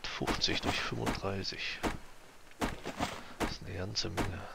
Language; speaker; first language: German; native; German